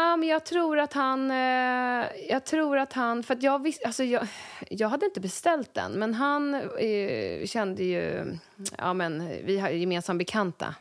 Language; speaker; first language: Swedish; native; Swedish